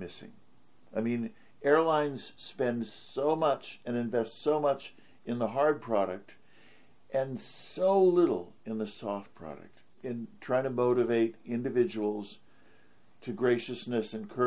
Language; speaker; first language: English; native; English